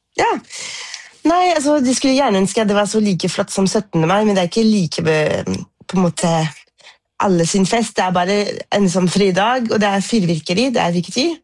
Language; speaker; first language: Norwegian; non-native, fluent; French